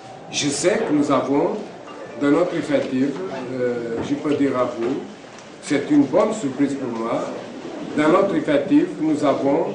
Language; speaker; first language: French; non-native, fluent; Portuguese